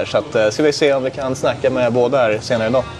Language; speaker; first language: Swedish; native; Swedish